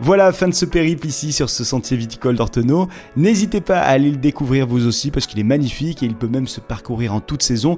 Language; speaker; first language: French; native; French